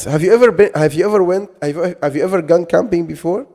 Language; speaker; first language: English; non-native, fluent; Arabic